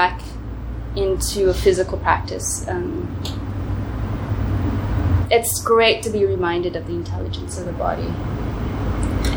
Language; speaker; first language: English; native; English